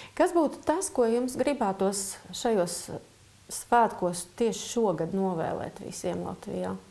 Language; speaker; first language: Latvian; native; Latvian